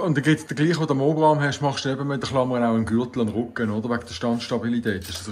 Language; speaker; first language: German; native; German